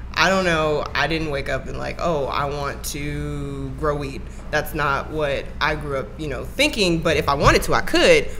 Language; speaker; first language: English; native; English